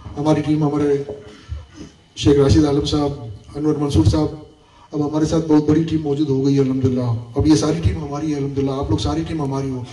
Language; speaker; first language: Urdu; non-native, local second language; Memoni